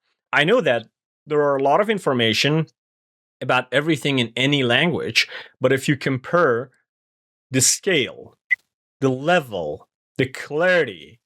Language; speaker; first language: English; non-native, fluent; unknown